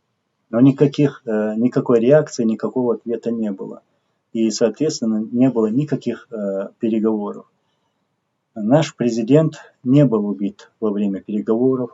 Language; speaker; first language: Russian; non-native, local second language; Chechen